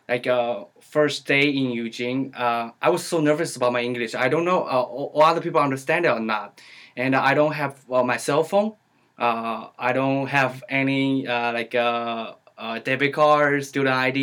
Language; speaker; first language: English; non-native, learner; Chinese